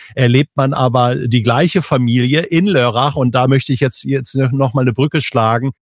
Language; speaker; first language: German; native; German